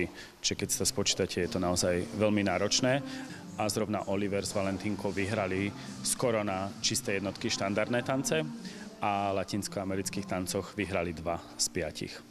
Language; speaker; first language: Slovak; native; Slovak